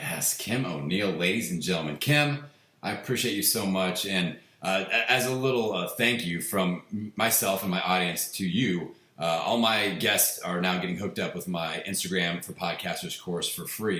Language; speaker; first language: English; native; English